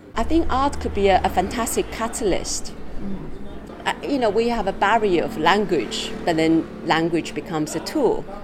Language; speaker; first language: English; non-native, fluent; Chinese